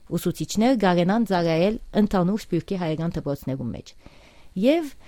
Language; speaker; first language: Armenian; early bilingual, heritage; Armenian